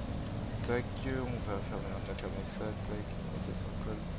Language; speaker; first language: French; native; French